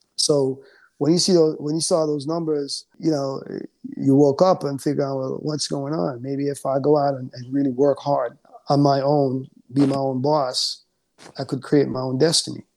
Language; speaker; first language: English; native; English